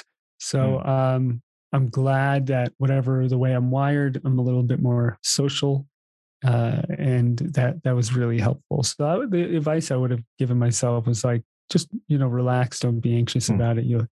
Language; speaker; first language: English; native; English